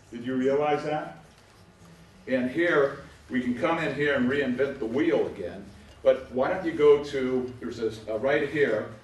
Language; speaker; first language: English; native; English